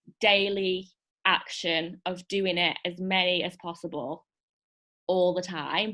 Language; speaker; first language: English; native; English